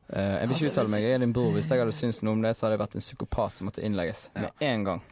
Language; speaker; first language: Norwegian; native; Norwegian